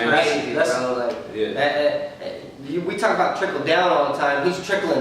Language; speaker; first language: English; native; English